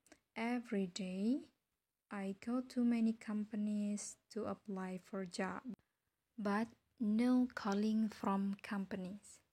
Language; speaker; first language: English; non-native, fluent; Indonesian